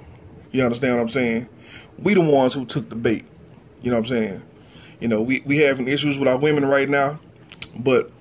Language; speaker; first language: English; native; English